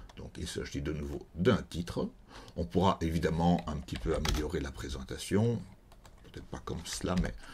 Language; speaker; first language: French; native; French